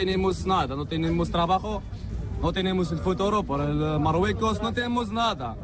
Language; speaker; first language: Spanish; non-native, learner; Arabic